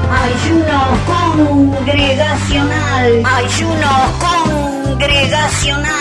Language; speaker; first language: Spanish; native; Spanish